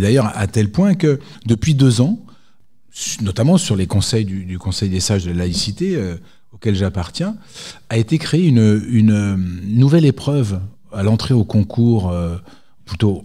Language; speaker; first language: French; native; French